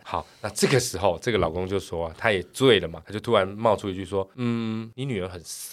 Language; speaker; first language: Chinese; native; Chinese